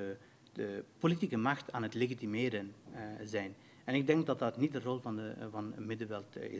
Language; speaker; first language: Dutch; non-native, fluent; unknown